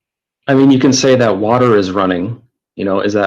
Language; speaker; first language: English; native; English